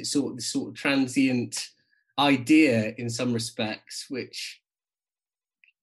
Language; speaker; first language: English; native; English